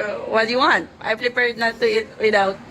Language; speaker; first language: English; non-native, local second language; Filipino